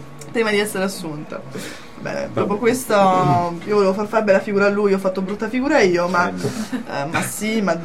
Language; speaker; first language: Italian; native; Italian